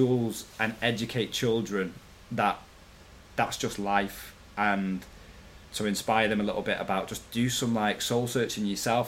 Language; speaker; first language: English; native; English